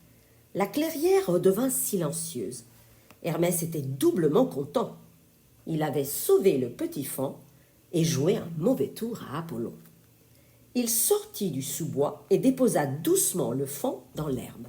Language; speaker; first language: French; native; French